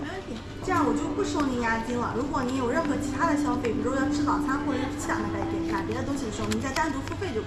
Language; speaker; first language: Chinese; native; Chinese